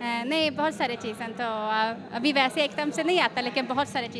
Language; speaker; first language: Hindi; non-native, learner; Swedish